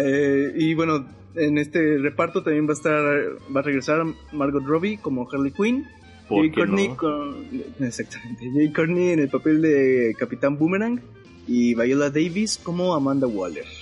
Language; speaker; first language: Spanish; native; Spanish